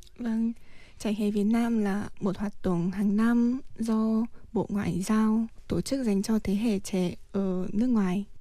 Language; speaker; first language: Vietnamese; early bilingual, heritage; Vietnamese